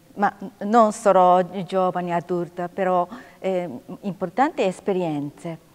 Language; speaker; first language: Italian; non-native, learner; Japanese